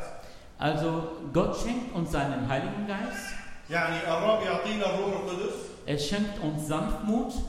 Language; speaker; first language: German; non-native, fluent; Arabic